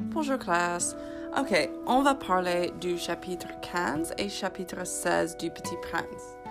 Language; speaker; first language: French; non-native, fluent; English